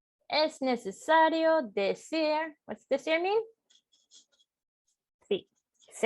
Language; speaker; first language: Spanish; non-native, fluent; English